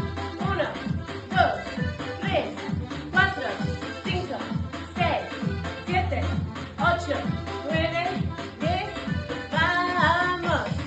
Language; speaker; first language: Spanish; non-native, fluent; Welsh